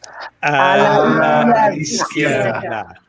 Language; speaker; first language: Spanish; non-native, learner; English